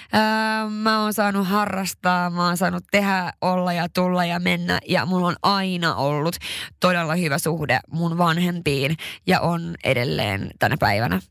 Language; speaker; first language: Finnish; early bilingual, heritage; Finnish